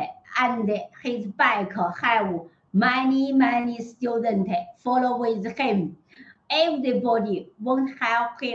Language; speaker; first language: English; non-native, learner; Chinese